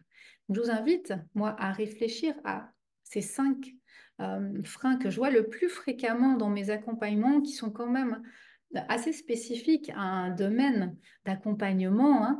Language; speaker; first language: French; native; French